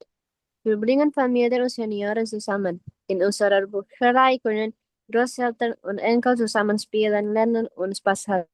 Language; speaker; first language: German; non-native, learner; Indonesian